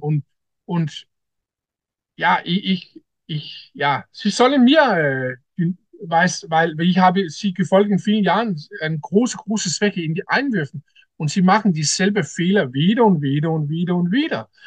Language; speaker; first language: German; non-native, learner; Danish